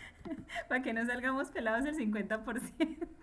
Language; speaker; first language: Spanish; native; Spanish